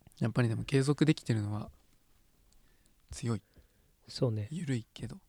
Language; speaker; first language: Japanese; native; Japanese